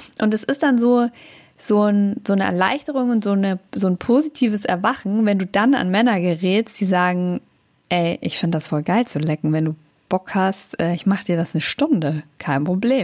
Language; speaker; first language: German; native; German